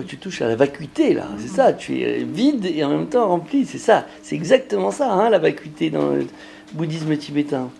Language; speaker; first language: French; native; French